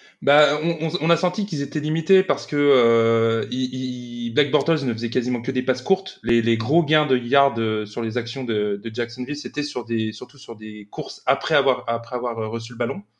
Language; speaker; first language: French; native; French